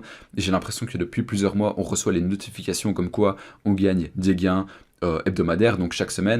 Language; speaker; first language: French; native; French